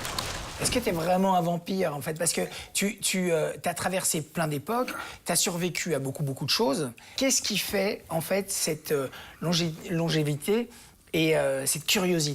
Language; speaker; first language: French; native; French